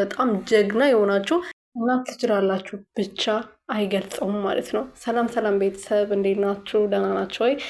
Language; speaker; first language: Amharic; non-native, local second language; Oromo